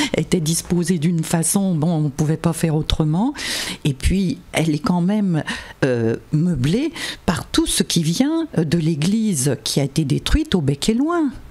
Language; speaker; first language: French; native; French